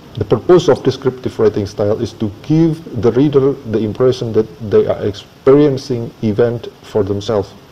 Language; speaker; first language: English; non-native, fluent; Indonesian